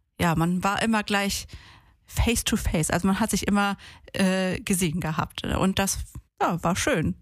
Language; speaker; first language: German; early bilingual, other home language; Portuguese